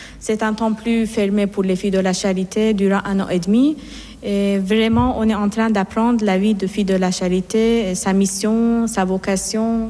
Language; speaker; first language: French; non-native, fluent; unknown